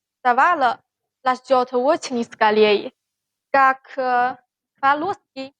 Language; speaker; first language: Russian; non-native, learner; Chinese